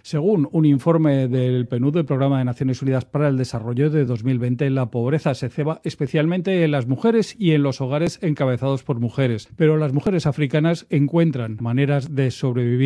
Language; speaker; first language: Spanish; native; Spanish